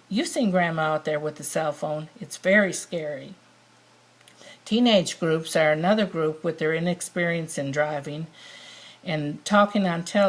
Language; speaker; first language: English; native; English